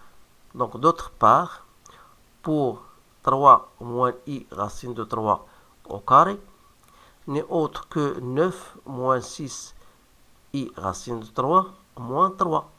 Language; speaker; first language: French; non-native, local second language; Arabic